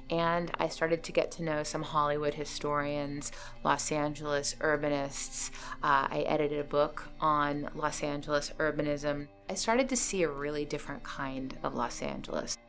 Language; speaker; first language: English; native; English